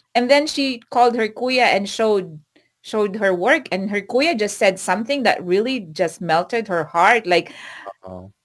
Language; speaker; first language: English; non-native, local second language; Filipino